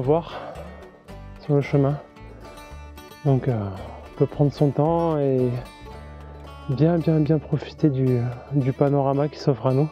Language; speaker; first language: French; native; French